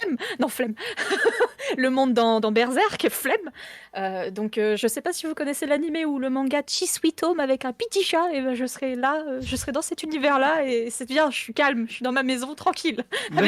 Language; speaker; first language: French; native; French